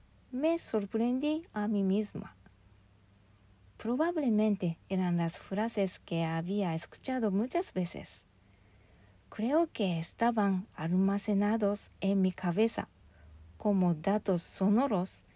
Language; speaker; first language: Spanish; non-native, fluent; Japanese